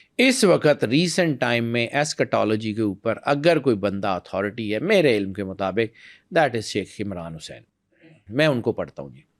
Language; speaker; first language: Urdu; non-native, local second language; Punjabi